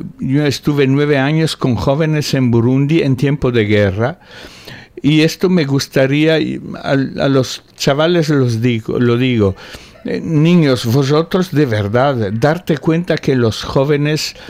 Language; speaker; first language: Spanish; non-native, fluent; Italian